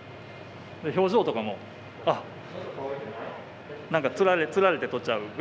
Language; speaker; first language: Japanese; native; Japanese